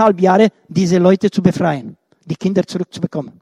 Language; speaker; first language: German; non-native, fluent; Romanian